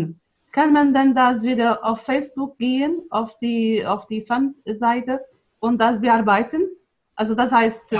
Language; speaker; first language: German; non-native, fluent; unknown